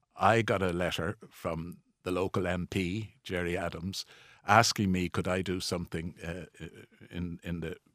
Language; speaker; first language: English; native; English